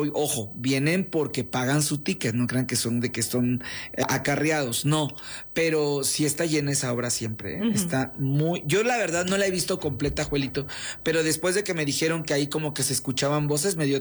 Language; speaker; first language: Spanish; native; Spanish